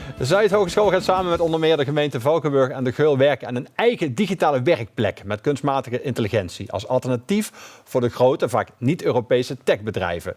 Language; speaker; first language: Dutch; native; Dutch